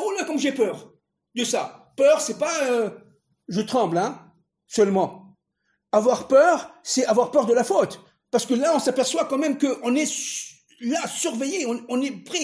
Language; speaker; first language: French; native; French